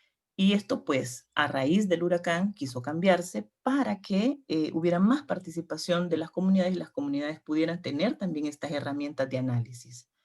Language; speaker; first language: Spanish; native; Spanish